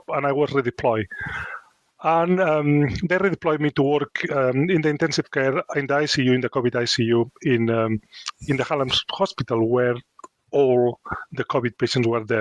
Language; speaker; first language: English; non-native, fluent; Spanish